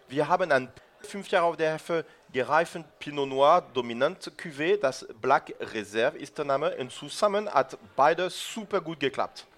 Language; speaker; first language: German; non-native, learner; French